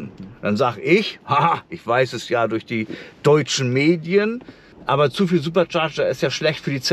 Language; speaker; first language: German; native; German